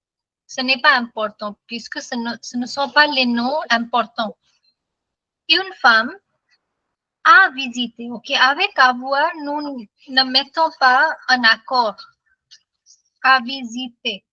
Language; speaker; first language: French; non-native, fluent; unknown